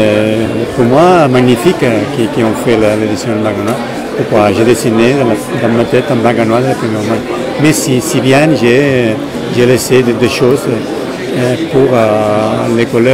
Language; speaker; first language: French; non-native, fluent; Spanish